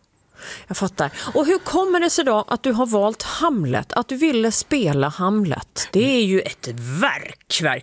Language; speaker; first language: Swedish; native; Swedish